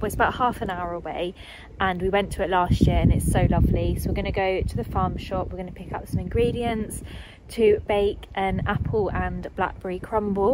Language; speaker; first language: English; native; English